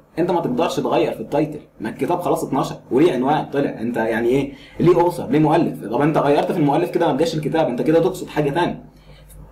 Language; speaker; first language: Arabic; native; Arabic